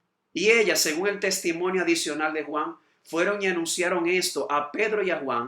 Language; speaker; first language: Spanish; native; Spanish